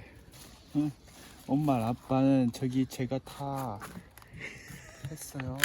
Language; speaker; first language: Korean; non-native, learner; Japanese